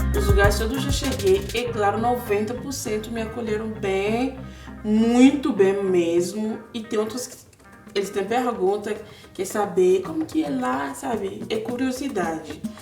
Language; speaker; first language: Portuguese; non-native, fluent; Swahili